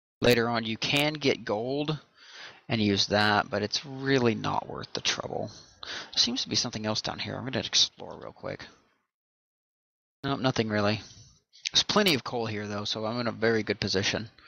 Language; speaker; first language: English; native; English